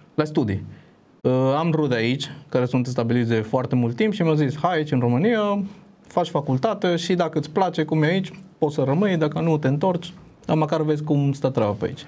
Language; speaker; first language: Romanian; non-native, fluent; Spanish